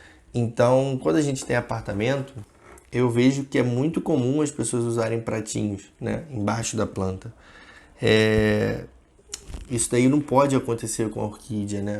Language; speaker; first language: Portuguese; native; Portuguese